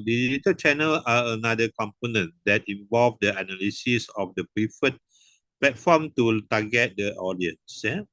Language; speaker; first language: English; non-native, local second language; Malay